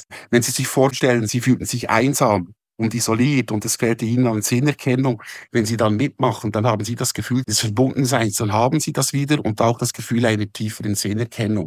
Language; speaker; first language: German; native; German